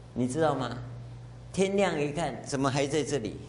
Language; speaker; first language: Chinese; native; Chinese